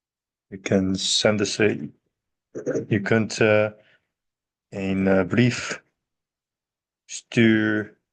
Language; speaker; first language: Dutch; non-native, learner; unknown